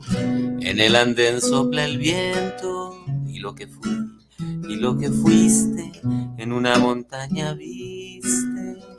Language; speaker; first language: Spanish; native; Spanish